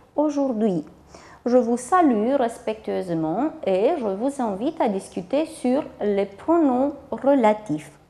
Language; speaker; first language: French; non-native, fluent; Romanian